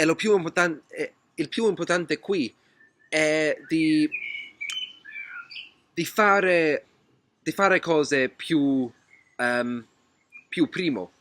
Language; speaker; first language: Italian; non-native, learner; English